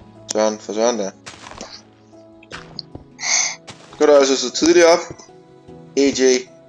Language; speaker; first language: Danish; native; Danish